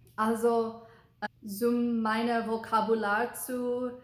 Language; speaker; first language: German; non-native, learner; English